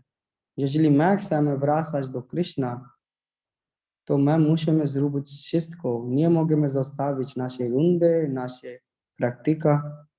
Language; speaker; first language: Polish; non-native, learner; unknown